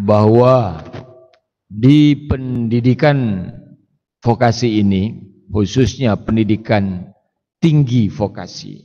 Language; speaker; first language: Indonesian; native; Indonesian